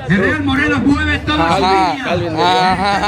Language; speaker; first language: Spanish; native; Spanish